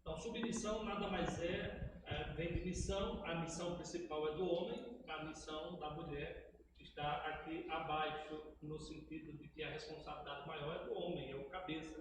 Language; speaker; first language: Portuguese; native; Portuguese